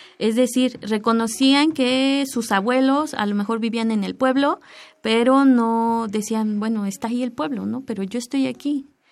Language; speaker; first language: Spanish; native; Spanish